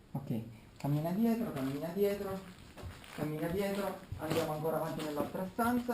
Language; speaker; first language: Italian; native; Italian